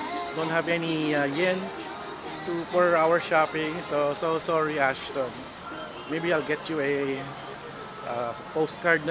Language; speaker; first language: English; non-native, local second language; Filipino